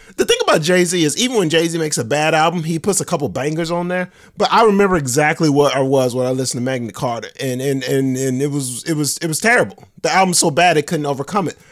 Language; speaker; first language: English; native; English